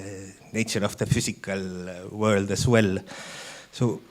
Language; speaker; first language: English; non-native, fluent; Estonian